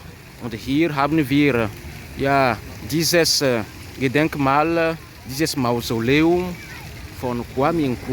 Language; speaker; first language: German; non-native, fluent; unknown